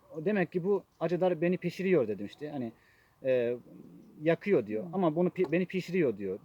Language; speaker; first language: Turkish; non-native, fluent; Japanese